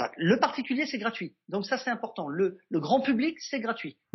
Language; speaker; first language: French; native; French